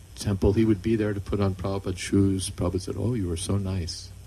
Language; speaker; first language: English; native; English